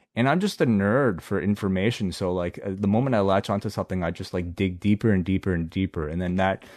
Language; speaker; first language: English; non-native, local second language; Cantonese